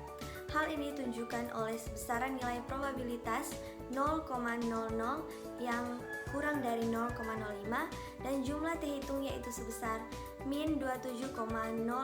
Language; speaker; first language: Indonesian; native; Indonesian